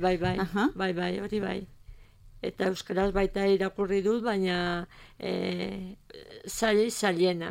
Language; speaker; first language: Basque; non-native, learner; Spanish